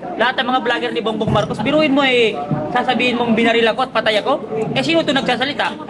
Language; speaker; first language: Filipino; non-native, local second language; Maguindanaon